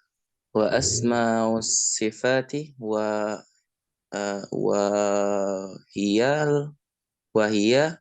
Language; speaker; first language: Arabic; non-native, learner; Indonesian